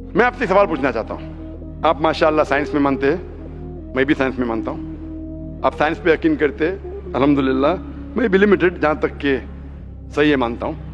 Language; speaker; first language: Hindi; non-native, local second language; Konkani